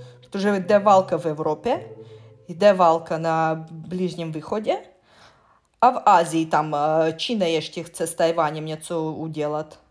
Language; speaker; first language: Czech; non-native, learner; Russian